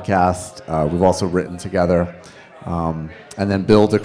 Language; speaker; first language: English; native; English